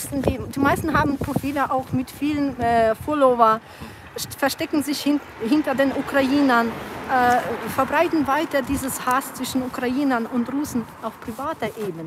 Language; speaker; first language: German; non-native, fluent; Ukrainian